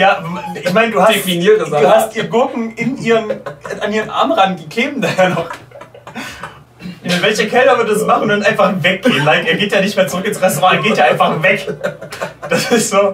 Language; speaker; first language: German; native; German